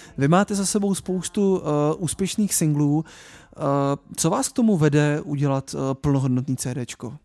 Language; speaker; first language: Czech; native; Czech